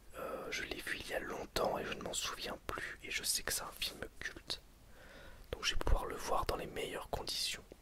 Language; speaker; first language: French; native; French